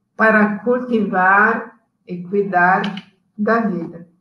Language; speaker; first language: Portuguese; non-native, fluent; Italian